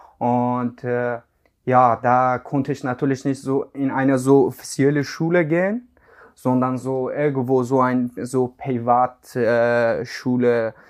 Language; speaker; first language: German; non-native, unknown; Persian